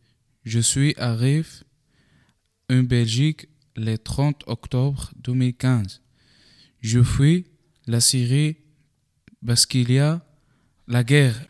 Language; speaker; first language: French; non-native, learner; Arabic